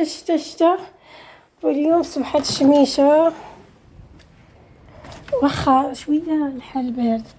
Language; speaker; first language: Arabic; native; Arabic